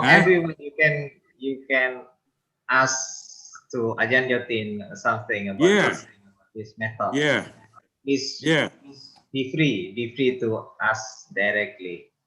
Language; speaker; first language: English; non-native, local second language; Indonesian